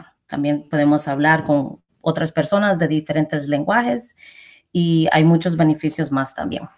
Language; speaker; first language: Spanish; early bilingual, heritage; Spanish